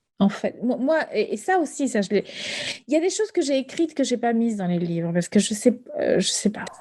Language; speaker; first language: French; early bilingual, other home language; Spanish